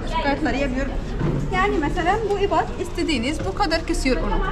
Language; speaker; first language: Turkish; non-native, learner; Arabic